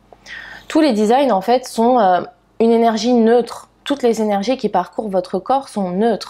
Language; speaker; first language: French; native; French